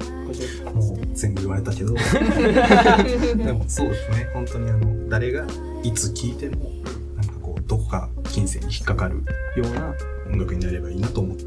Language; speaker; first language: Japanese; native; Japanese